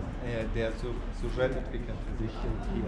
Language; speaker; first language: German; non-native, fluent; Armenian